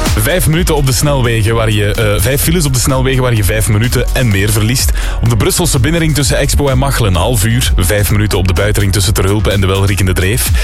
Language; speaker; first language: Dutch; native; Dutch